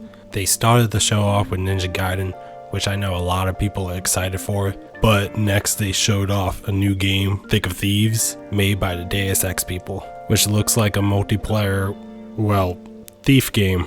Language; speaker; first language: English; native; English